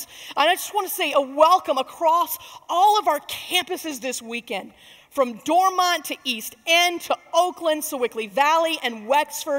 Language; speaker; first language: English; native; English